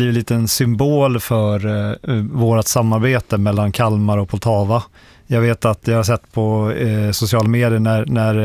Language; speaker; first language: Swedish; native; Swedish